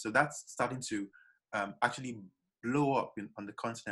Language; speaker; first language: English; non-native, local second language; Yoruba